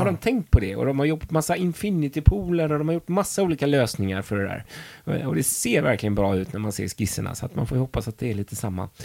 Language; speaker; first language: Swedish; native; Swedish